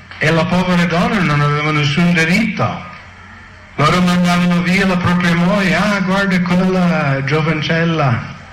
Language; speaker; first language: Italian; non-native, fluent; English